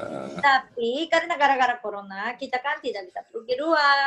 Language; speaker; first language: Indonesian; non-native, fluent; Japanese